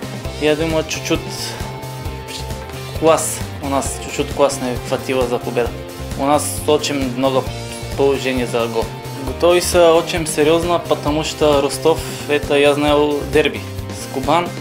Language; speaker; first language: Russian; non-native, learner; Bulgarian